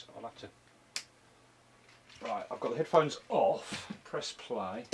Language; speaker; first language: English; native; English